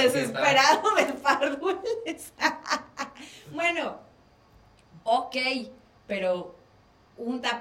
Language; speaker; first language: Spanish; native; Spanish